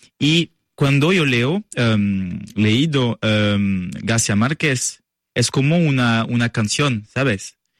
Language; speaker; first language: Spanish; non-native, learner; French